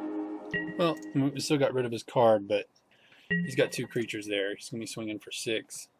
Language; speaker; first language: English; native; English